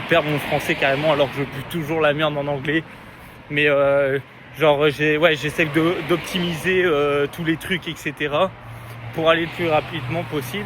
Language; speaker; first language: French; native; French